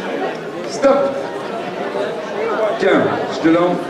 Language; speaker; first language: French; native; French